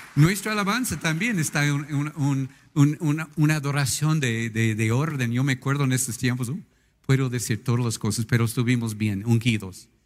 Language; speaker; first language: Spanish; non-native, fluent; English